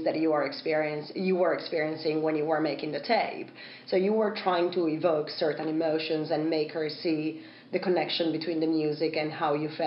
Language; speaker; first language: English; non-native, fluent; Italian